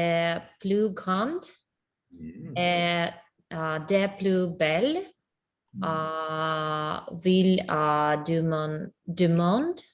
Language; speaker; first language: French; non-native, learner; Russian